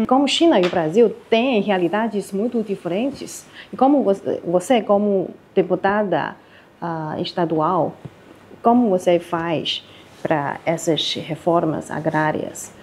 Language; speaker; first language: Portuguese; non-native, fluent; Chinese